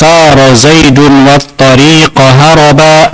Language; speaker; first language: Arabic; non-native, fluent; Indonesian